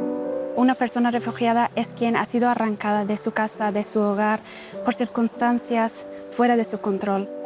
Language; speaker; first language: Spanish; non-native, fluent; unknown